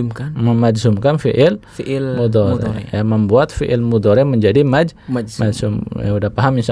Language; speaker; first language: Indonesian; native; Indonesian